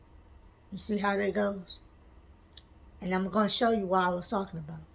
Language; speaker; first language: English; native; English